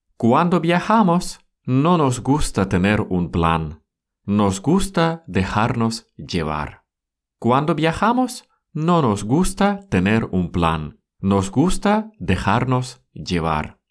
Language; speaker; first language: Spanish; non-native, fluent; Russian